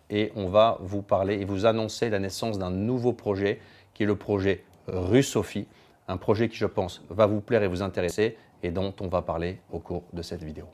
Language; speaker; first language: French; native; French